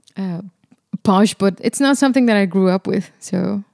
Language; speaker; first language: English; non-native, fluent; Spanish